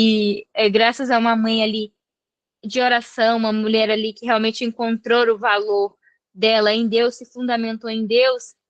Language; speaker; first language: Portuguese; native; Portuguese